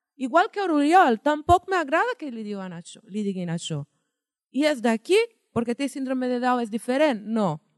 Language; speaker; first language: Catalan; non-native, fluent; Portuguese